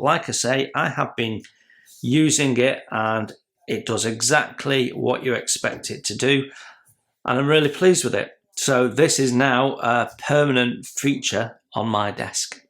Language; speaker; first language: English; native; English